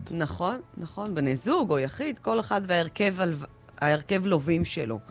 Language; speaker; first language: Hebrew; early bilingual, other home language; Russian